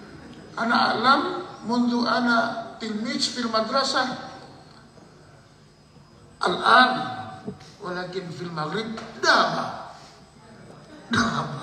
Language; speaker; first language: Arabic; non-native, learner; Indonesian